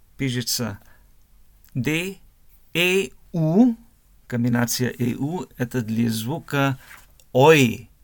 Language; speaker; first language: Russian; non-native, learner; German